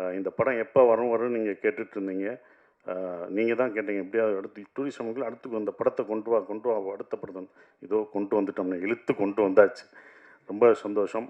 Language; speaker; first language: Tamil; native; Tamil